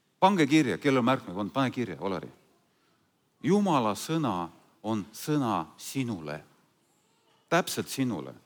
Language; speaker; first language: Estonian; non-native, fluent; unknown